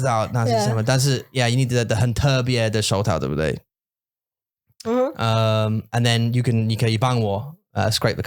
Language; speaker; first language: Chinese; non-native, learner; English